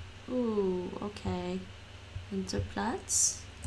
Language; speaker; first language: German; non-native, learner; English